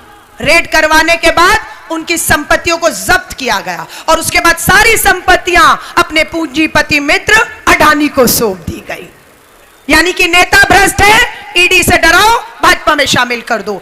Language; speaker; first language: Hindi; native; Hindi